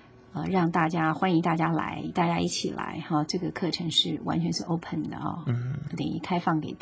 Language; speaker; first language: Chinese; native; Chinese